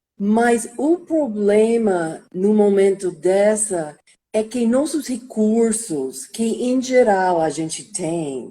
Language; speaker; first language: Portuguese; non-native, fluent; English